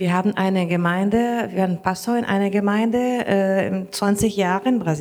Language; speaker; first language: German; non-native, learner; Portuguese